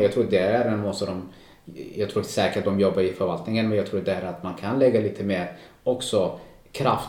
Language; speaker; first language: Swedish; non-native, local second language; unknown